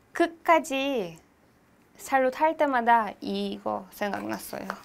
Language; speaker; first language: Korean; non-native, learner; Hebrew